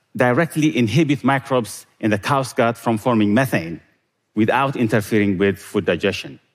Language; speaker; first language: English; non-native, fluent; Tigrinya